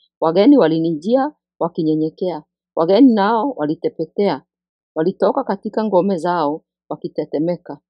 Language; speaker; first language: Swahili; non-native, local second language; Kikuyu